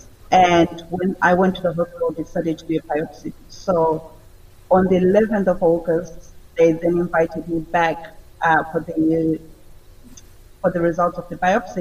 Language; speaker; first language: English; non-native, local second language; Shona